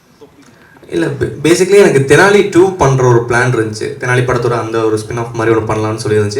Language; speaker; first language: Tamil; native; Tamil